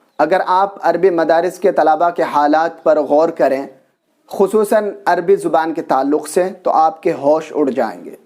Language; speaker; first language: Urdu; native; Urdu